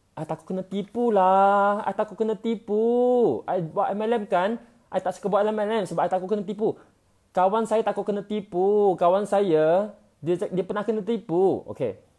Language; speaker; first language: Malay; non-native, local second language; Chinese